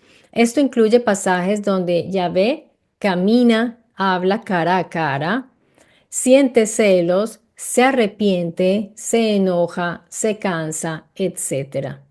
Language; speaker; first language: Spanish; native; Spanish